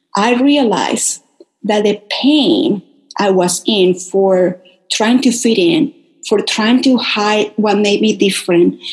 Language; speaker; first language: English; non-native, fluent; Spanish